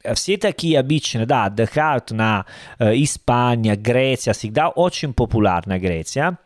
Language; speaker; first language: Russian; non-native, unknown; Italian